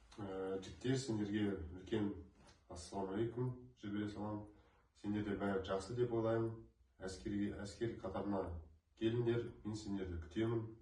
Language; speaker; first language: Kazakh; non-native, local second language; Russian